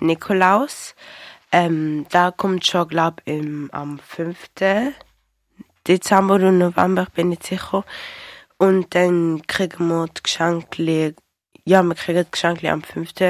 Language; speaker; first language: German; non-native, learner; Dutch